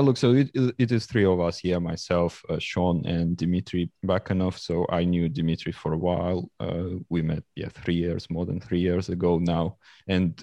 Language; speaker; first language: English; non-native, fluent; Russian